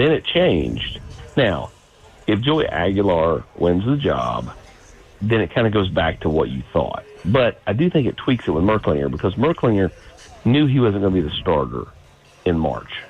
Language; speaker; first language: English; native; English